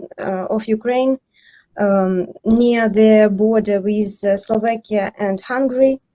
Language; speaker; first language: English; non-native, learner; Ukrainian